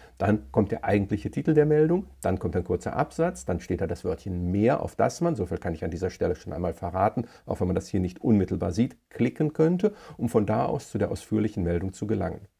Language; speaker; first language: German; native; German